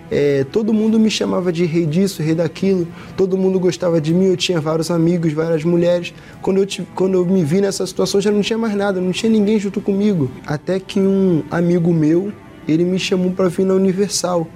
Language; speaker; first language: Portuguese; native; Portuguese